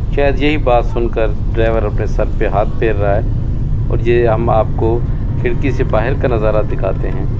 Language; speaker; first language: Urdu; non-native, local second language; Saraiki